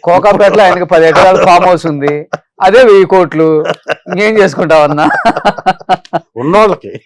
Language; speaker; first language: Telugu; native; Telugu